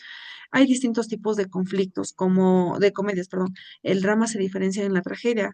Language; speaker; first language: Spanish; native; Spanish